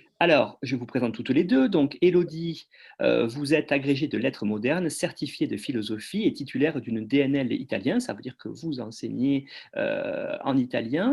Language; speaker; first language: French; native; French